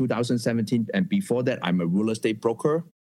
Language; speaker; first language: English; non-native, local second language; Cantonese